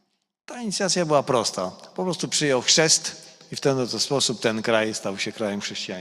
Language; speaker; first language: Polish; native; Polish